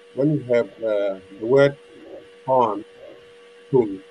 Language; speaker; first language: English; non-native, fluent; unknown